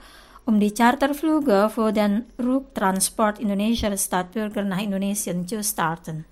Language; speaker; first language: German; non-native, fluent; Indonesian